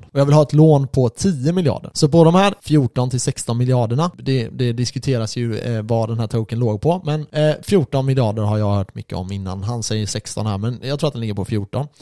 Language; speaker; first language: Swedish; native; Swedish